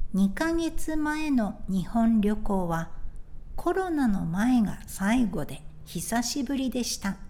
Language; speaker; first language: Japanese; native; Japanese